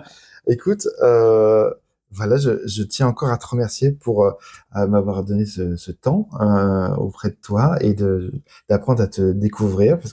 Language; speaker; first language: French; native; French